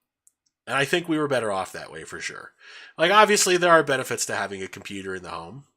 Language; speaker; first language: English; native; English